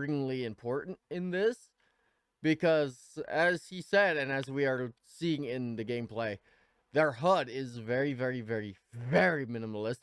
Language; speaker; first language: English; native; English